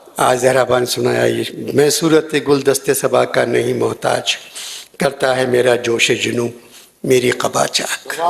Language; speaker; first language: Urdu; native; Urdu